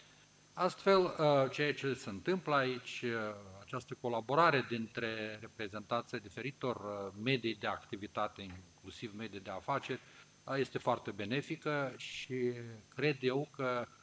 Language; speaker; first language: Romanian; native; Romanian